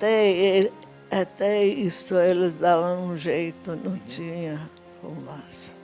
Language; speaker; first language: Portuguese; non-native, fluent; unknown